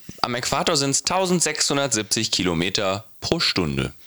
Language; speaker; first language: German; native; German